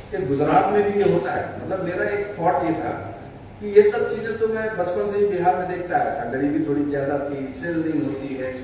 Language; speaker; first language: Hindi; native; Hindi